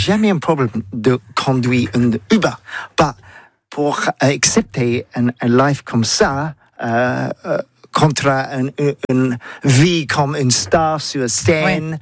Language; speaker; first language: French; non-native, learner; English